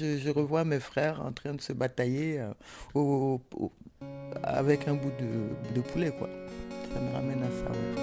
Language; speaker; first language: French; non-native, local second language; Bambara